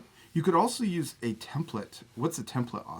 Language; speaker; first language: English; native; English